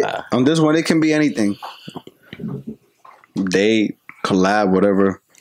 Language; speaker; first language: English; early bilingual, other home language; Spanish